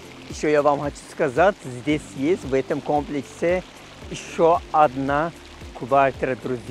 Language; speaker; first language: Russian; non-native, fluent; Turkish